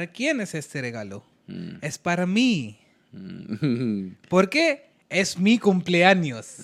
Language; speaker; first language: Spanish; non-native, learner; Hindi